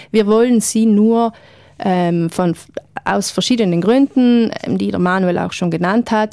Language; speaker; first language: German; native; German